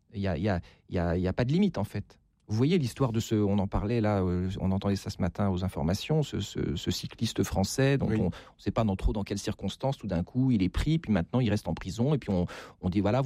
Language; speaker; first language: French; native; French